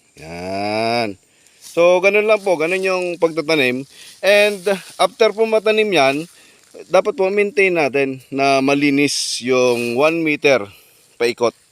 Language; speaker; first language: Filipino; native; Filipino